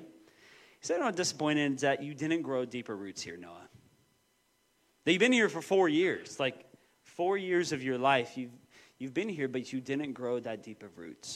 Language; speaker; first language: English; native; English